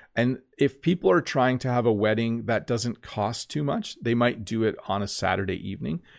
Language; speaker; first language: English; native; English